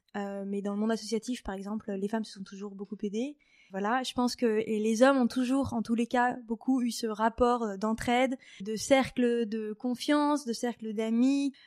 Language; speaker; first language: French; native; French